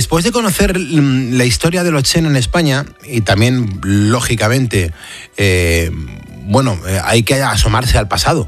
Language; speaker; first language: Spanish; native; Spanish